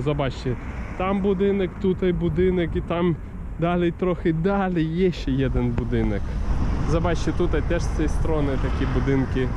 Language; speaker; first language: Polish; non-native, learner; Ukrainian